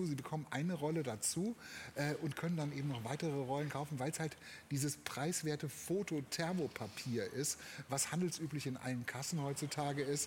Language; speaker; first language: German; native; German